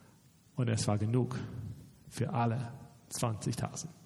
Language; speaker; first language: German; non-native, fluent; English